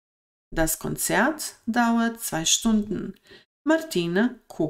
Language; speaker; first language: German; non-native, fluent; Bosnian